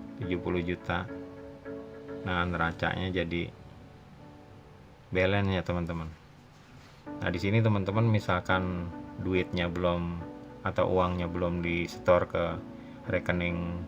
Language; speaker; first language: Indonesian; native; Indonesian